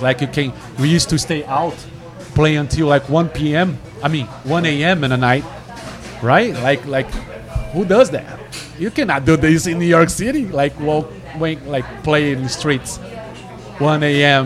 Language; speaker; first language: English; non-native, fluent; Portuguese